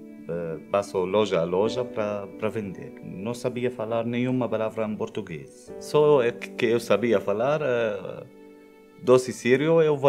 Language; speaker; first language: Portuguese; non-native, learner; Arabic